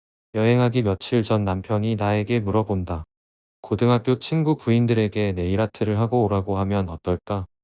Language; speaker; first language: Korean; native; Korean